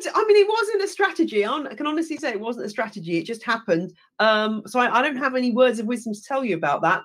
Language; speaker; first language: English; native; English